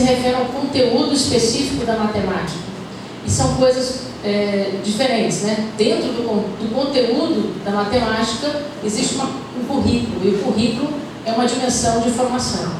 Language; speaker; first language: Portuguese; native; Portuguese